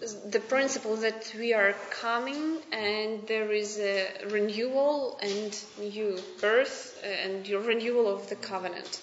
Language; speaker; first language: English; non-native, fluent; Ukrainian